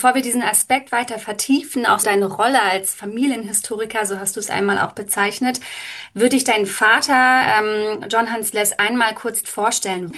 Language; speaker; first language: German; native; German